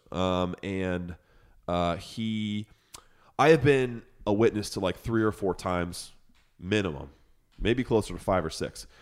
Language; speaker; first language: English; native; English